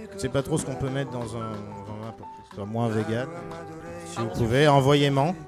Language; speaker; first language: French; native; French